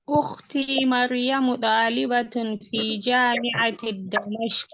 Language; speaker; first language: Arabic; non-native, learner; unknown